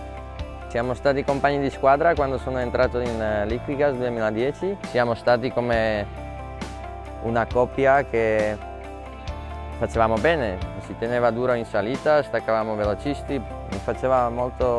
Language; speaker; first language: Italian; non-native, fluent; Slovak